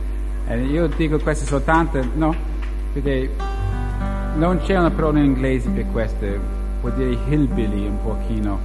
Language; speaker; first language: Italian; non-native, learner; English